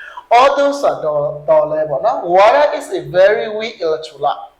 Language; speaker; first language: English; non-native, learner; Burmese